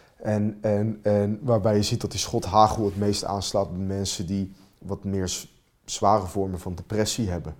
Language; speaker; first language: Dutch; non-native, fluent; Finnish